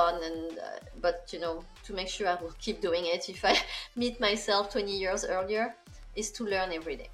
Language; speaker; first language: English; non-native, fluent; French